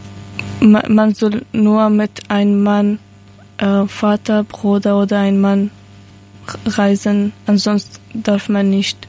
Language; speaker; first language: German; non-native, learner; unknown